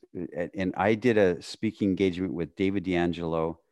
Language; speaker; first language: English; native; English